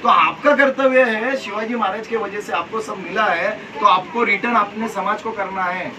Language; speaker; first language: Hindi; non-native, local second language; Marathi